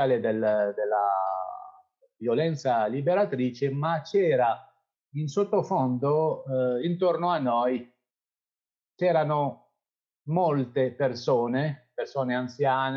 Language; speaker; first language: Italian; non-native, fluent; Kabyle